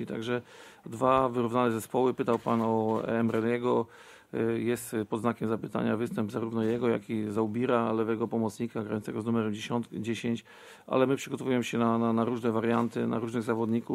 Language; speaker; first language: Polish; native; Polish